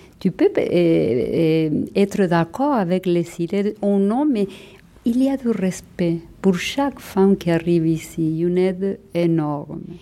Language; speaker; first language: French; non-native, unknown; Spanish